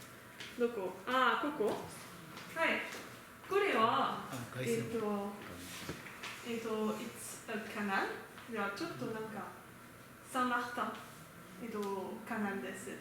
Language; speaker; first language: Japanese; non-native, learner; French